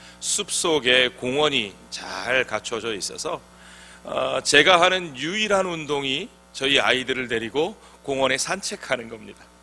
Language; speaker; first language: Korean; native; Korean